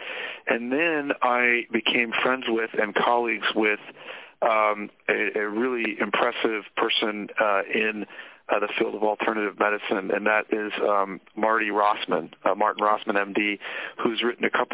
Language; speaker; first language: English; native; English